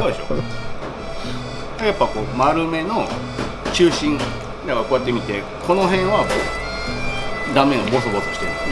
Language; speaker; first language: Japanese; native; Japanese